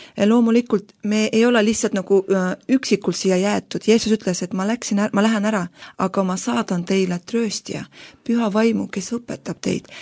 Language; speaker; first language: Estonian; non-native, local second language; Russian